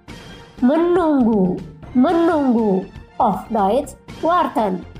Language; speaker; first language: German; non-native, fluent; Indonesian